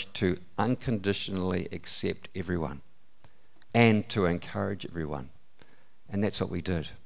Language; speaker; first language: English; native; English